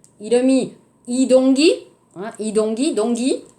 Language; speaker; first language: Korean; non-native, learner; French